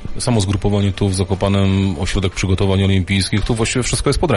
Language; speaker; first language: Polish; native; Polish